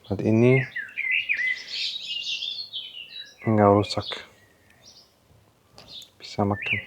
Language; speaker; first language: Indonesian; non-native, learner; German